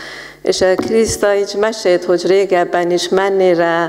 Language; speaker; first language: Hungarian; non-native, fluent; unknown